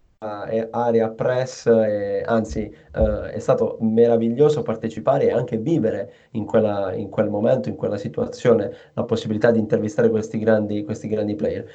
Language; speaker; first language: Italian; native; Italian